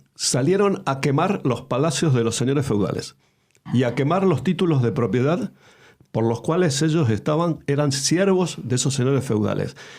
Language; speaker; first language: Spanish; native; Spanish